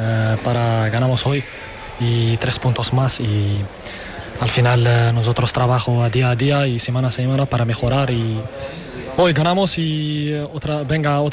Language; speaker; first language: Spanish; non-native, learner; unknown